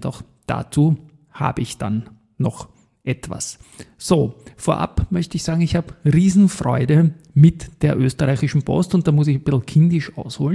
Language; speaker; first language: German; native; German